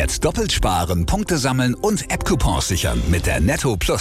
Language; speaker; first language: German; native; German